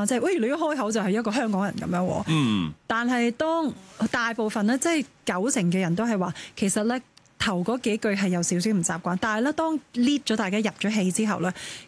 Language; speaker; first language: Cantonese; native; Cantonese